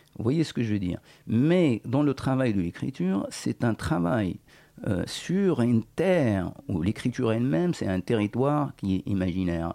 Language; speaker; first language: French; non-native, local second language; Berber languages